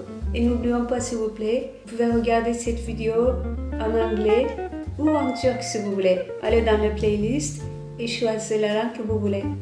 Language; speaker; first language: French; non-native, fluent; Turkish